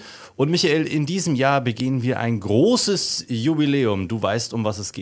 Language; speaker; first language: German; native; German